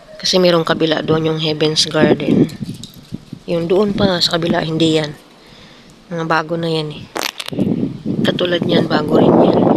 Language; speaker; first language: Filipino; native; Filipino